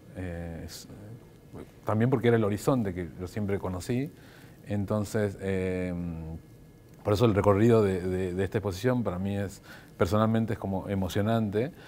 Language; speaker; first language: Spanish; native; Spanish